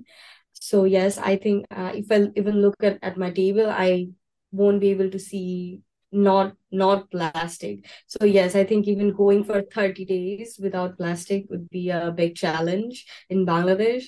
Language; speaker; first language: English; non-native, local second language; Bangla